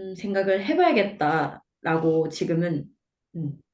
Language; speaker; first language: Korean; non-native, fluent; Japanese